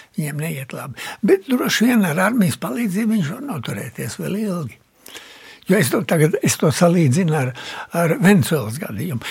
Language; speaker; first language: Latvian; early bilingual, heritage; Latvian